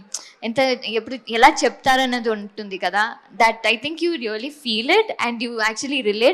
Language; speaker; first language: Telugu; non-native, fluent; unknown